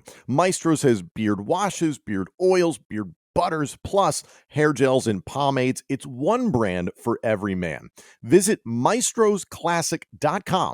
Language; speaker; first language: English; native; English